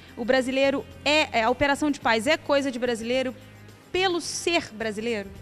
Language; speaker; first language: Portuguese; native; Portuguese